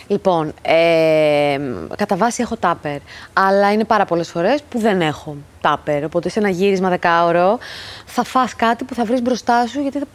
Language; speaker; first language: Greek; native; Greek